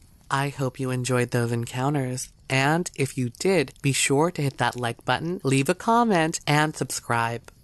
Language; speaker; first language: English; native; English